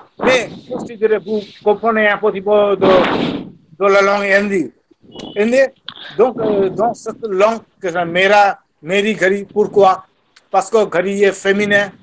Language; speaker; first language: French; non-native, fluent; Bangla